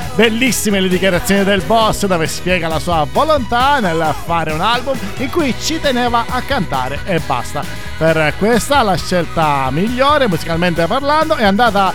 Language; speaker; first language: Italian; native; Italian